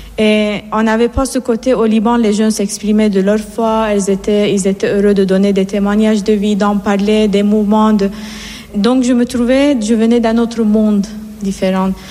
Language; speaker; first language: French; non-native, fluent; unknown